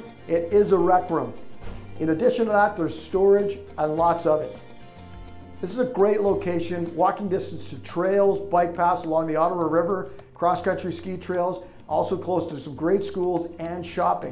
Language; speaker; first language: English; native; English